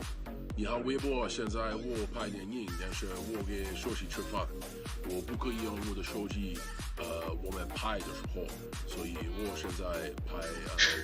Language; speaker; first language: Chinese; non-native, learner; English